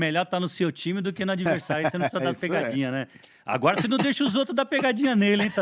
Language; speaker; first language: Portuguese; native; Portuguese